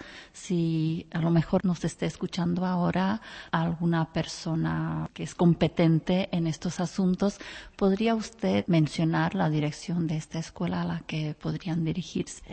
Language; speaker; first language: Spanish; non-native, fluent; Czech